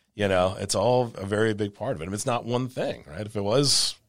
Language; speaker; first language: English; native; English